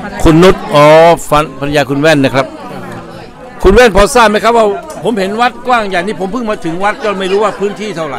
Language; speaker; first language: Thai; native; Thai